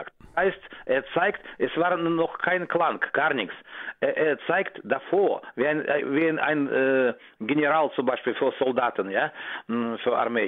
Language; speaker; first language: German; non-native, fluent; Russian